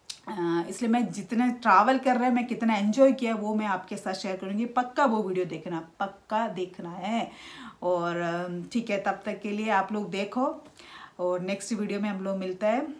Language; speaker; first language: Hindi; non-native, local second language; Malayalam